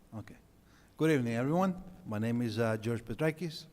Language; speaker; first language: English; non-native, fluent; Greek